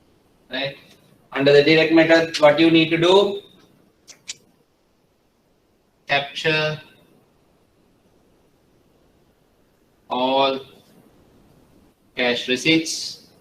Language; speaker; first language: English; non-native, local second language; Sinhala